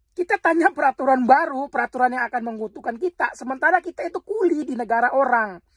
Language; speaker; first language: Indonesian; native; Indonesian